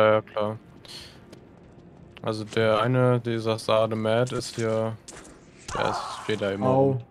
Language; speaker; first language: German; native; German